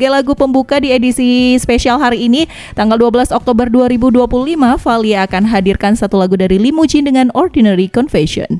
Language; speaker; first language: Indonesian; native; Indonesian